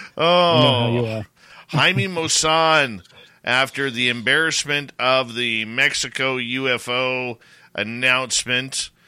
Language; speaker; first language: English; native; English